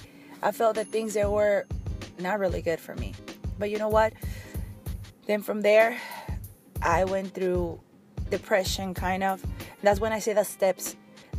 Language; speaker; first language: English; non-native, fluent; Spanish